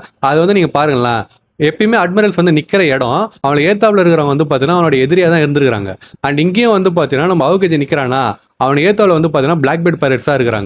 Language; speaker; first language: Tamil; native; Tamil